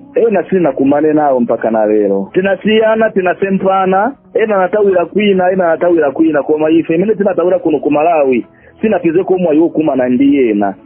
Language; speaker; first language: Nyanja; non-native, fluent; Swahili